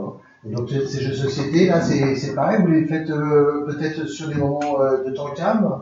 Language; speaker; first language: French; native; French